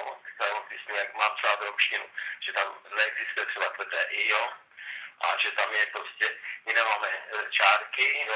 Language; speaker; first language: Czech; non-native, local second language; Romany